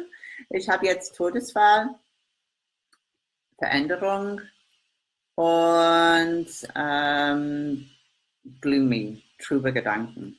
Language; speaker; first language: German; non-native, learner; English